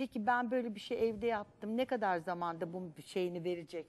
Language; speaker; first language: Turkish; native; Turkish